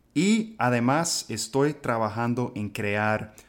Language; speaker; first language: Spanish; non-native, fluent; English